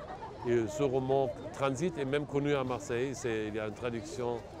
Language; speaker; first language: French; non-native, fluent; German